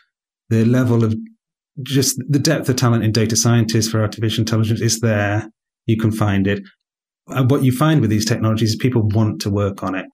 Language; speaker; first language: English; native; English